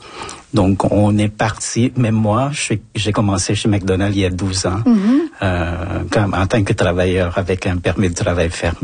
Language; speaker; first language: French; non-native, fluent; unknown